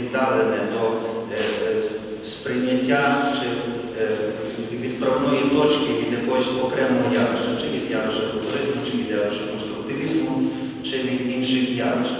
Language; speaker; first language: Ukrainian; native; Ukrainian